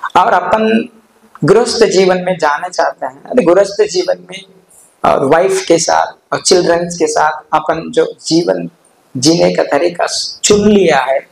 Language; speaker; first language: Hindi; non-native, local second language; Telugu